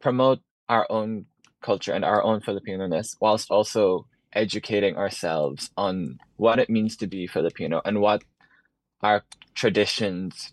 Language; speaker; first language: English; native; English